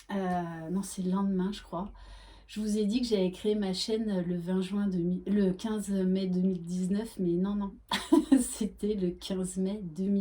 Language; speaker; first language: French; native; French